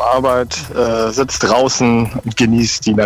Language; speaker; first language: German; native; German